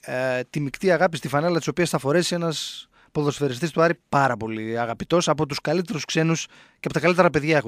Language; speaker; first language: Greek; native; Greek